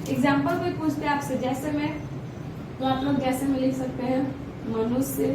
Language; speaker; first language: Hindi; native; Hindi